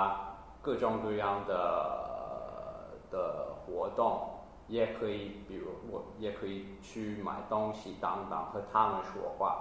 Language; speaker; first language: Chinese; non-native, fluent; English